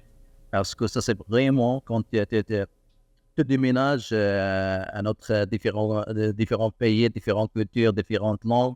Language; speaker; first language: French; non-native, learner; Arabic